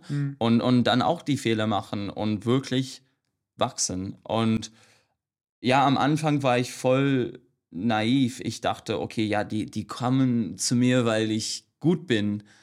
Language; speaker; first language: German; non-native, fluent; English